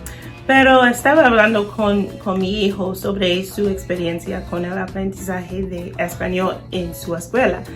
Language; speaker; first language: Spanish; non-native, learner; English